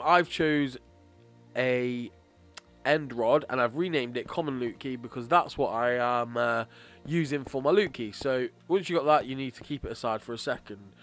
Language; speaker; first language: English; native; English